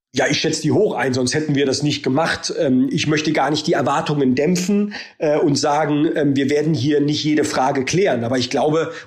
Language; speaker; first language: German; native; German